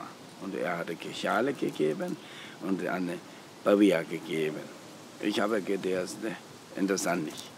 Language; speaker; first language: German; non-native, learner; Tibetan